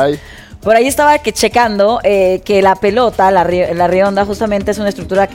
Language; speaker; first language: Spanish; native; Spanish